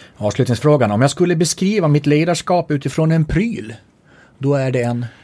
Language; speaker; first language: Swedish; native; Swedish